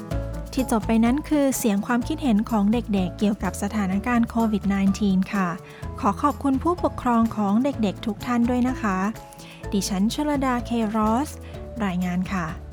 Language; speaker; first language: Thai; native; Thai